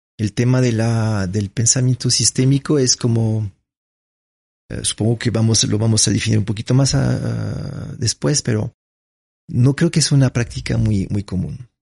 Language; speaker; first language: Spanish; non-native, fluent; French